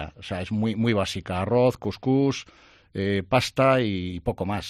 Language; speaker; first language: Spanish; native; Spanish